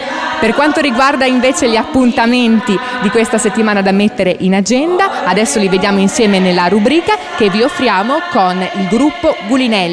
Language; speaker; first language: Italian; native; Italian